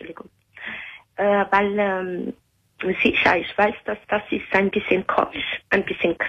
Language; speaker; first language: German; non-native, learner; Italian